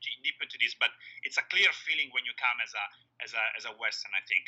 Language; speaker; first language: English; non-native, fluent; Italian